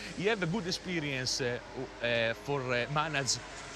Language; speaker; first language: English; non-native, learner; Italian